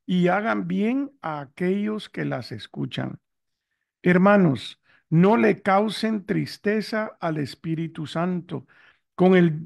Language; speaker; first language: Spanish; native; Spanish